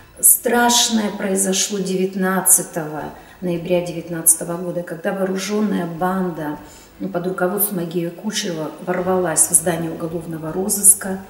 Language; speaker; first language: Russian; native; Russian